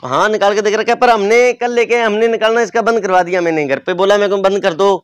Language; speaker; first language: Hindi; native; Hindi